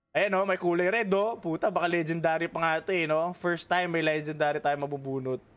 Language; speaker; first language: Filipino; native; Filipino